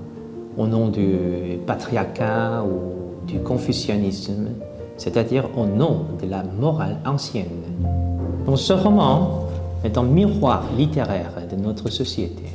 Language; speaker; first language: French; non-native, fluent; Korean